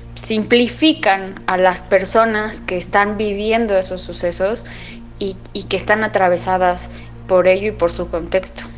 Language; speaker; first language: Spanish; native; Spanish